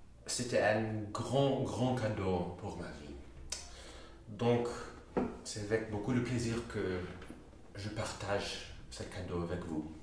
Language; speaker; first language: French; non-native, fluent; English